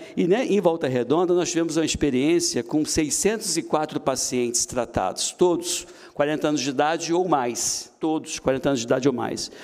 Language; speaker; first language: Portuguese; native; Portuguese